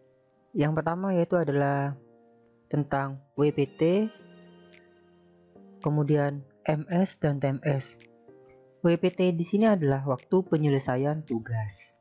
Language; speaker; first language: Indonesian; native; Indonesian